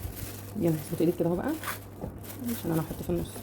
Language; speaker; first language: Arabic; native; Arabic